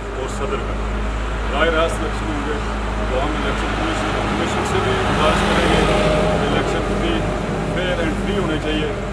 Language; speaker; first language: Urdu; non-native, local second language; Pahari-Potwari